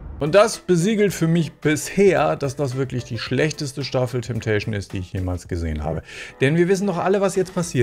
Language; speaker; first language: German; native; German